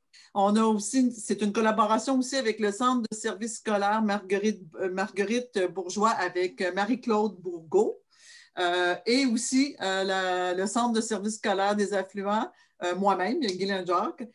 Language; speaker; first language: French; native; French